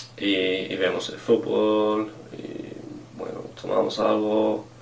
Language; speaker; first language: Spanish; non-native, learner; English